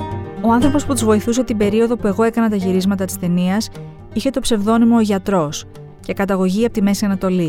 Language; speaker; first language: Greek; native; Greek